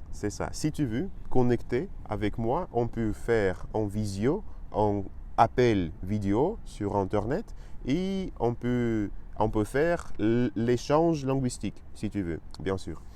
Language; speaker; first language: French; non-native, learner; Russian